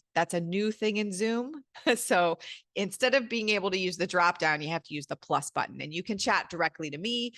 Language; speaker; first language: English; native; English